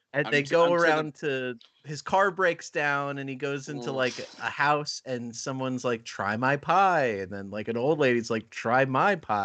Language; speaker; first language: English; native; English